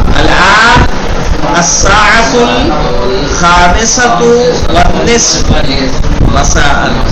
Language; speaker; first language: Arabic; non-native, fluent; Urdu